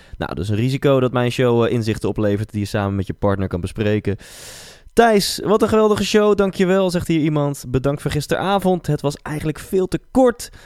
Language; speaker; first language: Dutch; native; Dutch